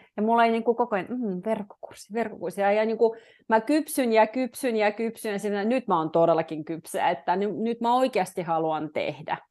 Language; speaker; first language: Finnish; non-native, fluent; Russian